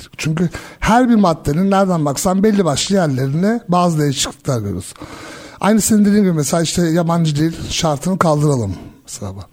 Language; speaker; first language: Turkish; early bilingual, heritage; Turkish